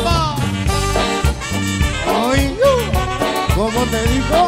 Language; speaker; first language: Spanish; native; Spanish